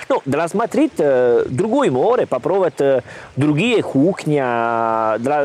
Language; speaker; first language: Russian; non-native, learner; Italian